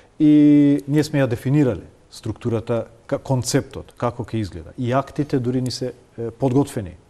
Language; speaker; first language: Macedonian; non-native, local second language; Albanian